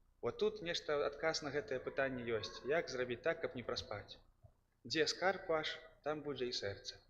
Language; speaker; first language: Belarusian; native; Belarusian